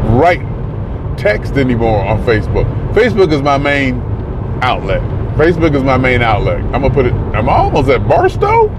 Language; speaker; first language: English; native; English